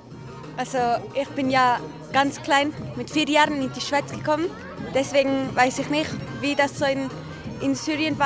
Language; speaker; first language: German; early bilingual, other home language; Kurdish